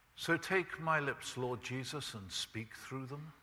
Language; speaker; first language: English; native; English